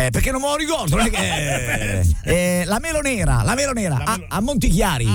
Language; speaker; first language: Italian; native; Italian